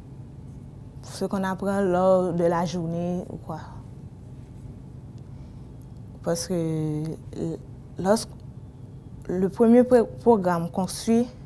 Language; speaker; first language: French; non-native, local second language; Haitian Creole